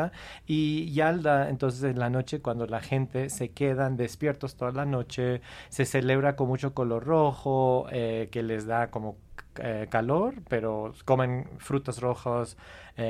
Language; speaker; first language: Spanish; non-native, fluent; English